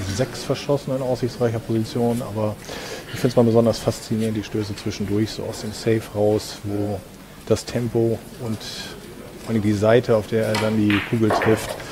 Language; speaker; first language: German; native; German